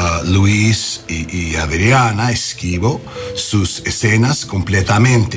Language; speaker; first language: Spanish; non-native, learner; English